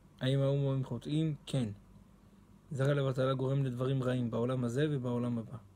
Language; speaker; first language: Hebrew; native; Hebrew